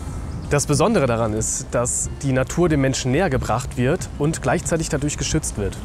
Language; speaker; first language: German; native; German